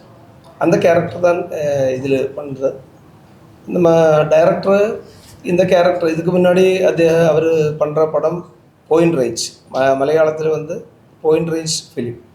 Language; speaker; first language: Tamil; non-native, learner; Malayalam